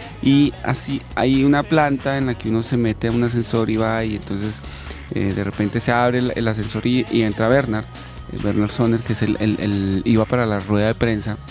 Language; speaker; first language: Spanish; native; Spanish